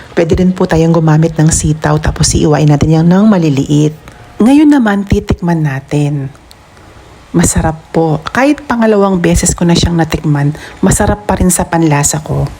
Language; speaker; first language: Filipino; non-native, local second language; Pampanga